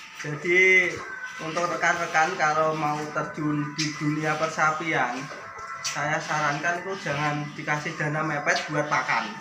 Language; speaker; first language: Malay; non-native, local second language; Javanese